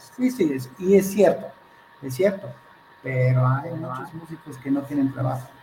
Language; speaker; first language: Spanish; non-native, fluent; Hebrew